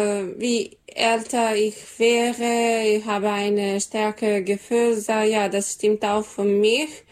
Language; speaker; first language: German; non-native, learner; Serbian